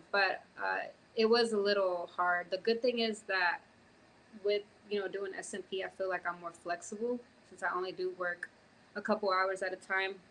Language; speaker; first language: English; native; English